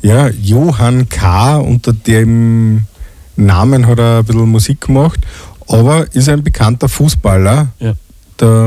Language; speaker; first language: German; native; German